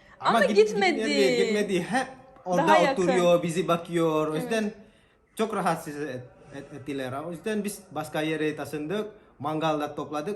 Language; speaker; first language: Turkish; non-native, learner; Indonesian